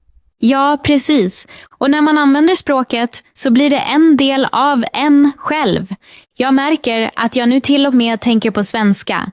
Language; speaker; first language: Swedish; non-native, fluent; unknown